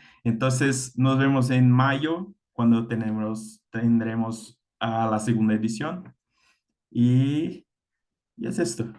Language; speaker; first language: Spanish; non-native, fluent; Portuguese